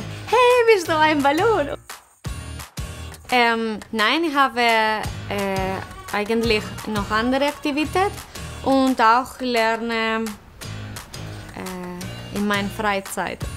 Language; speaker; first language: German; non-native, learner; Spanish